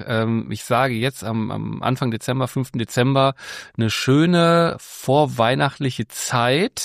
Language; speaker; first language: German; native; German